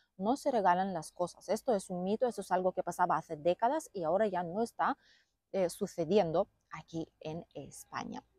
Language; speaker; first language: Spanish; non-native, fluent; Lithuanian